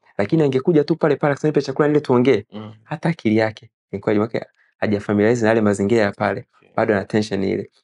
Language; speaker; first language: Swahili; native; Swahili